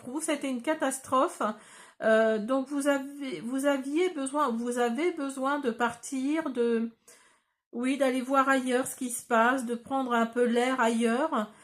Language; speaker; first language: French; native; French